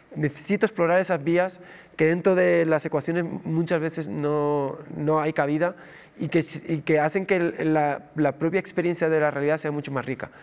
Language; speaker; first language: Spanish; native; Spanish